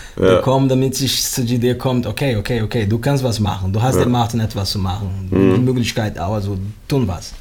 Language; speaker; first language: German; non-native, learner; Portuguese